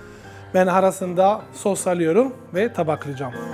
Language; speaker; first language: Turkish; non-native, fluent; Italian